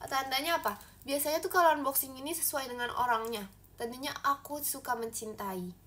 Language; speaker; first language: Indonesian; native; Indonesian